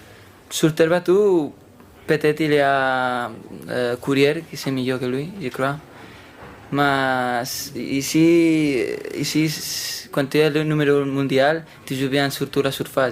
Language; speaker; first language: French; non-native, fluent; Spanish